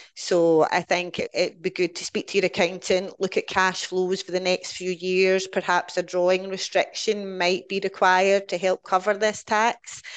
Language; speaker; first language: English; native; English